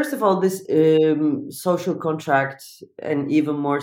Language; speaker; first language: English; non-native, fluent; Turkish